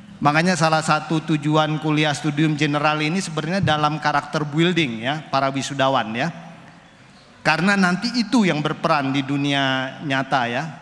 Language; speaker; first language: Indonesian; native; Indonesian